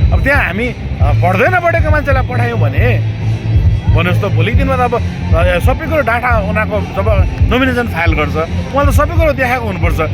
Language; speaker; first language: Nepali; native; Nepali